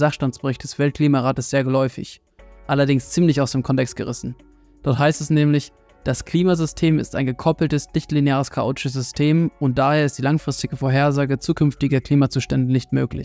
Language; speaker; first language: German; native; German